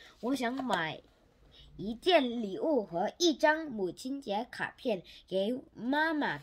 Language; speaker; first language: Chinese; non-native, learner; Korean